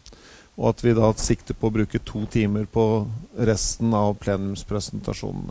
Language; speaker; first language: Norwegian; native; Norwegian